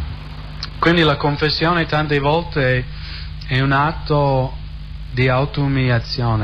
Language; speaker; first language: Italian; non-native, fluent; English